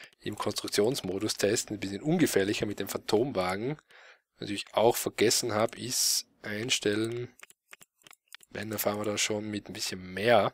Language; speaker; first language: German; native; German